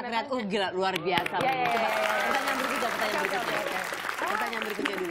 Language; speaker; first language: Indonesian; native; Indonesian